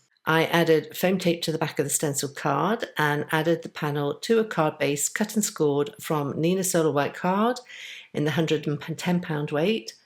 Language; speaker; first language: English; native; English